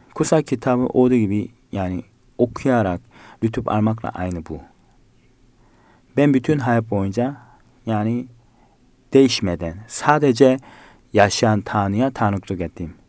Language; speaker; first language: Turkish; non-native, fluent; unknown